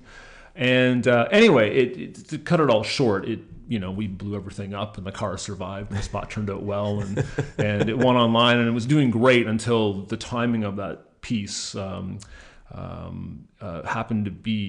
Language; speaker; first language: English; native; English